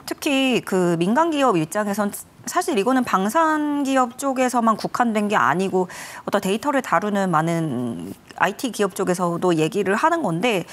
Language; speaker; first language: Korean; native; Korean